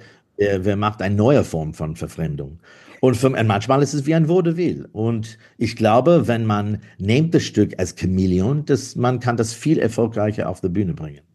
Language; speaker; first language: German; non-native, fluent; English